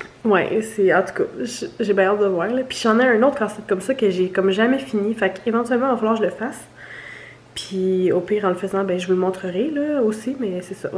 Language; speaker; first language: French; native; French